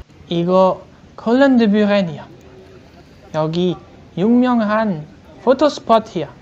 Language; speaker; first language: Korean; non-native, learner; French